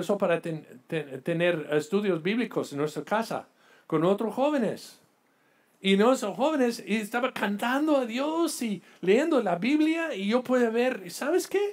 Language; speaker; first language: Spanish; non-native, fluent; English